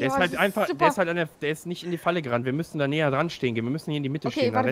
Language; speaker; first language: German; native; German